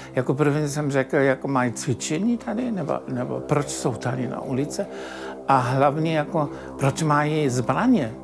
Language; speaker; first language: Czech; non-native, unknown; German